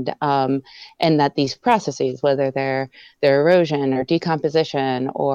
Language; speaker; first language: English; native; English